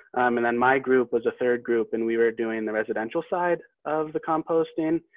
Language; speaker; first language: English; native; English